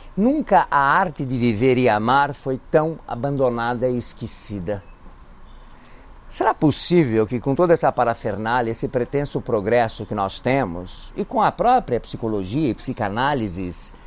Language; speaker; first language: Portuguese; non-native, fluent; Greek